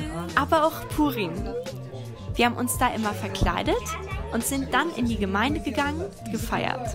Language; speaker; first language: German; early bilingual, other home language; Russian